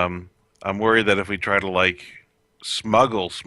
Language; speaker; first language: English; native; English